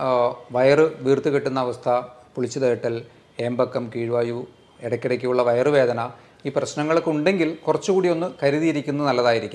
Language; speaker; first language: Malayalam; native; Malayalam